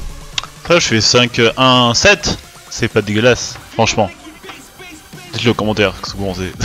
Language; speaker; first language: French; native; French